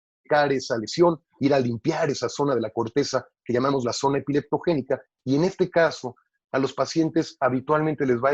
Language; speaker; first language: Spanish; native; Spanish